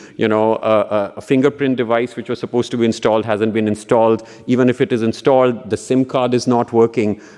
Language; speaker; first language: English; non-native, local second language; Punjabi